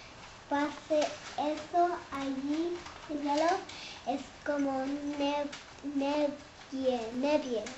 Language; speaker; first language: Spanish; early bilingual, heritage; English